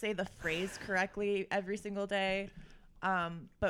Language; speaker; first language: English; early bilingual, other home language; Romanian